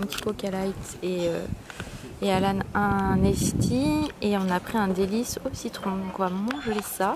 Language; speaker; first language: French; native; French